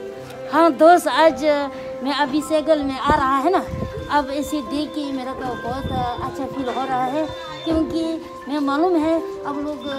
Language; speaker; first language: Hindi; non-native, local second language; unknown